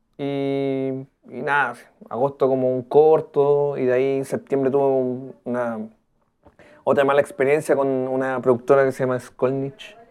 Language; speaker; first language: Spanish; native; Spanish